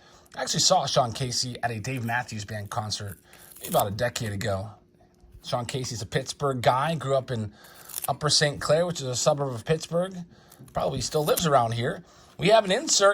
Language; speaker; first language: English; native; English